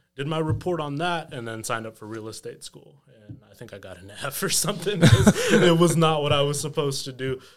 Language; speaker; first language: English; native; English